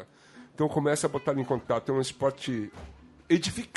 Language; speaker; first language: Portuguese; native; Portuguese